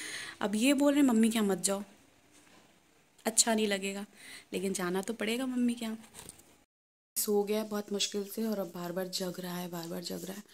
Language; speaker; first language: Hindi; native; Hindi